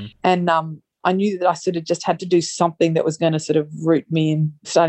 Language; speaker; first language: English; native; English